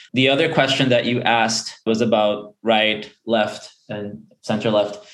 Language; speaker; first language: English; early bilingual, other home language; Portuguese